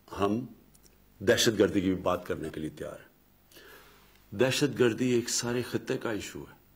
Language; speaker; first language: Urdu; native; Urdu